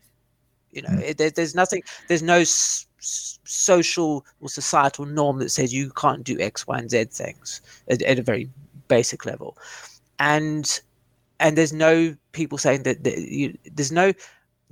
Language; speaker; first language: English; native; English